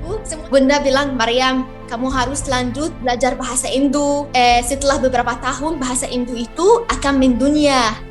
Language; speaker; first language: Indonesian; non-native, fluent; Arabic